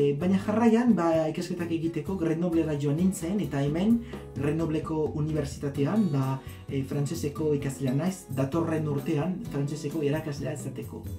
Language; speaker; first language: Basque; non-native, learner; French